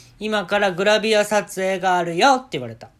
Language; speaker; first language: Japanese; native; Japanese